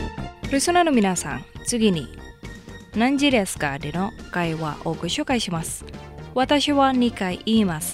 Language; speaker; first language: Japanese; non-native, fluent; Indonesian